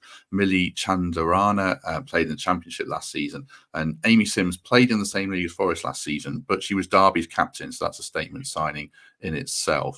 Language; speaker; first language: English; native; English